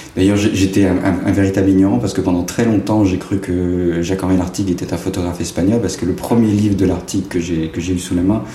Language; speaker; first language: French; native; French